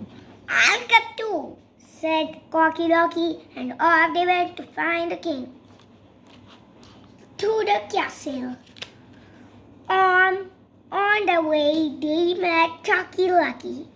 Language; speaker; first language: English; non-native, learner; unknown